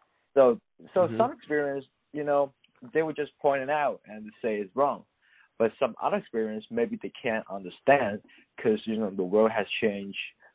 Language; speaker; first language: English; non-native, local second language; Cantonese